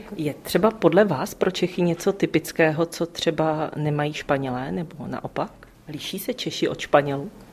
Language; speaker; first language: Czech; native; Czech